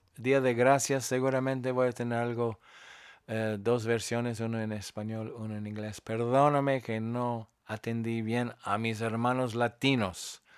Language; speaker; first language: Spanish; non-native, fluent; English